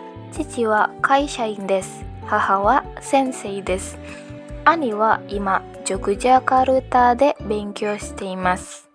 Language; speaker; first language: Japanese; non-native, learner; Indonesian